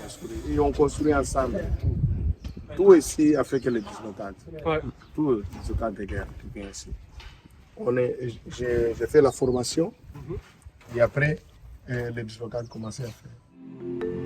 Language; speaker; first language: French; non-native, learner; Portuguese